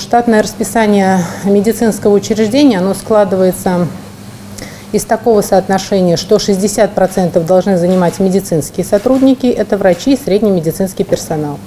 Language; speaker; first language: Russian; native; Russian